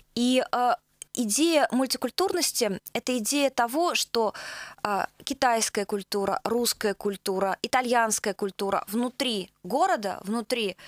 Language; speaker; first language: Russian; native; Russian